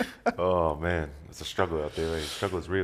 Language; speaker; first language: English; native; English